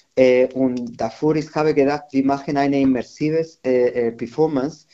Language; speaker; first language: German; non-native, learner; Spanish